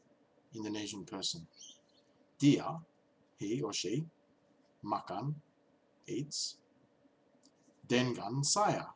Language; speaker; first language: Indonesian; non-native, learner; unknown